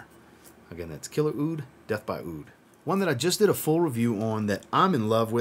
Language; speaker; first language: English; native; English